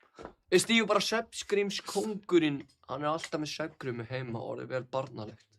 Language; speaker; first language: Icelandic; native; Icelandic